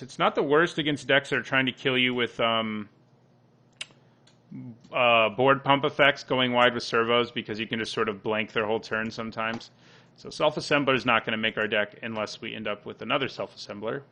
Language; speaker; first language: English; native; English